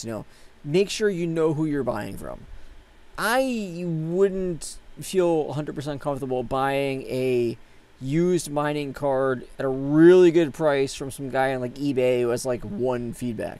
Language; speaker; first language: English; native; English